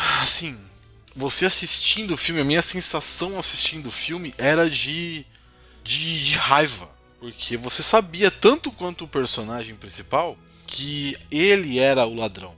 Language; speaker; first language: Portuguese; native; Portuguese